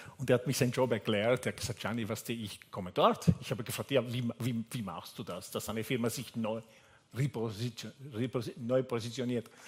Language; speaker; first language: German; non-native, fluent; Italian